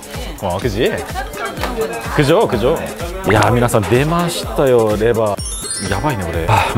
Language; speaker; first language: Japanese; non-native, fluent; Korean